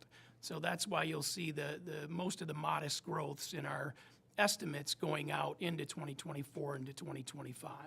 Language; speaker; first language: English; native; English